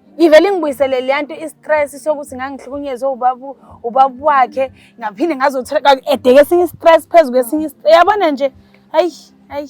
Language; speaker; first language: Zulu; native; Zulu